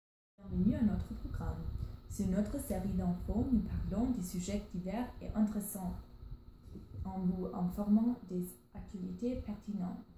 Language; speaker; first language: French; non-native, learner; English